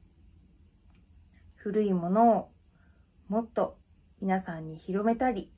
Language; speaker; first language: Japanese; native; Japanese